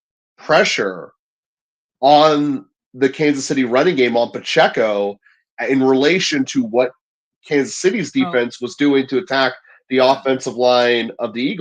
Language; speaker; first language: English; native; English